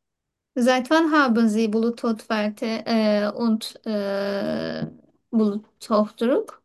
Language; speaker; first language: German; non-native, learner; Turkish